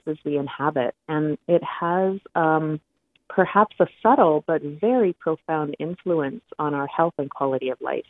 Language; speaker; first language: English; native; English